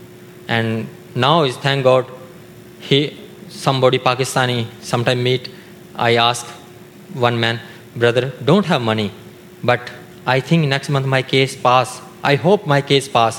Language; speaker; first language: English; non-native, learner; Urdu